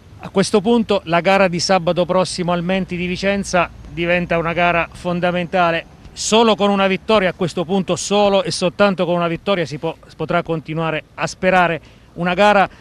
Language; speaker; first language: Italian; native; Italian